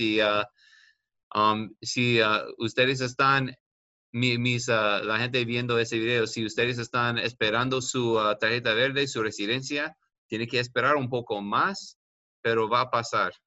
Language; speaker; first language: Spanish; non-native, learner; English